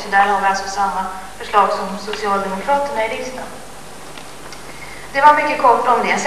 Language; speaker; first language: Swedish; native; Swedish